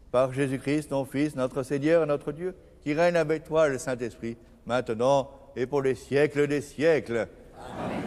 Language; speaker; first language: French; native; French